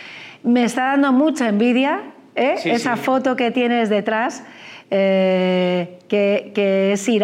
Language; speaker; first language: Spanish; native; Spanish